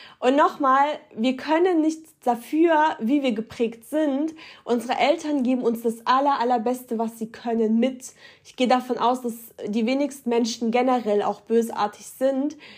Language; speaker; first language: German; early bilingual, other home language; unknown